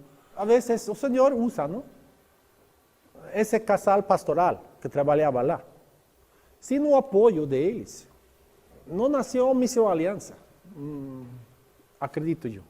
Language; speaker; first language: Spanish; non-native, learner; Norwegian